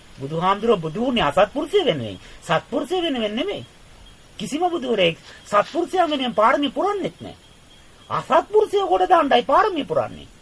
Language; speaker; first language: Sinhala; non-native, fluent; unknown